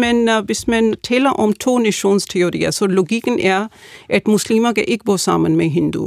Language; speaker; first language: Danish; non-native, fluent; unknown